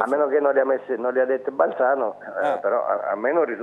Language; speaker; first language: Italian; native; Italian